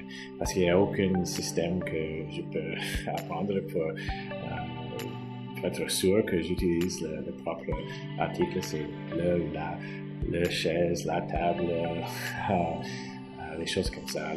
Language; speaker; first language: French; non-native, local second language; English